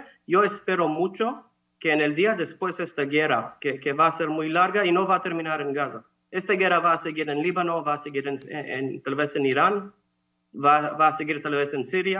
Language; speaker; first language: Spanish; non-native, fluent; Hebrew